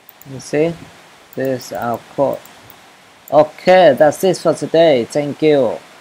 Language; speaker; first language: English; non-native, learner; Vietnamese